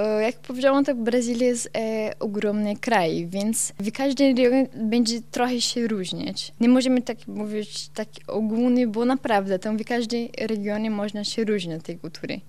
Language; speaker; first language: Polish; non-native, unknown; Portuguese